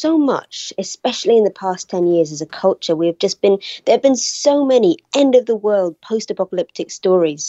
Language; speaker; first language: English; native; English